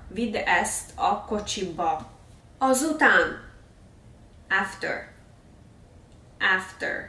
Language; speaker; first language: Hungarian; early bilingual, heritage; Hungarian